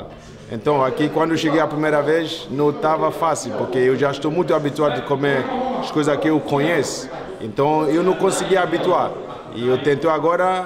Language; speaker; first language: Portuguese; non-native, learner; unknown